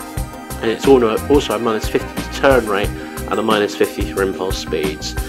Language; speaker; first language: English; native; English